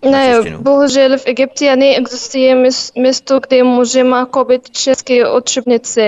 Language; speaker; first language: Czech; non-native, learner; Arabic